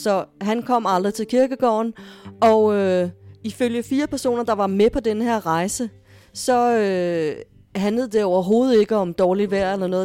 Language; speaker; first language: Danish; native; Danish